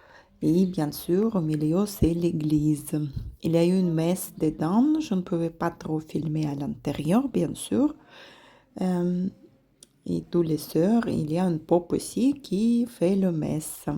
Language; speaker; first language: French; non-native, fluent; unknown